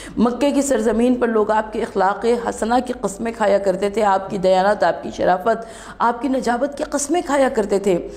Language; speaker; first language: Urdu; native; Urdu